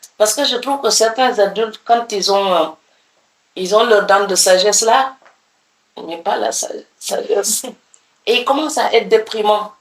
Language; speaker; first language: French; non-native, local second language; Serer